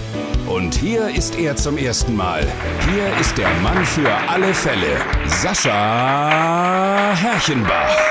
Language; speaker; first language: German; native; German